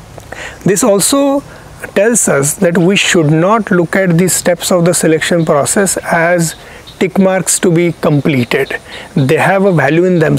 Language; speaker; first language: English; non-native, local second language; Marathi